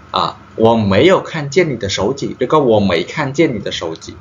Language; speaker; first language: Chinese; non-native, fluent; Khmer